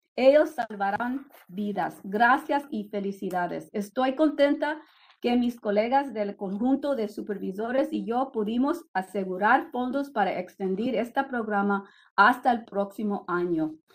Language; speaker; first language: Spanish; early bilingual, heritage; Spanish